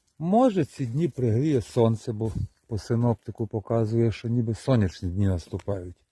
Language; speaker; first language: Ukrainian; native; Ukrainian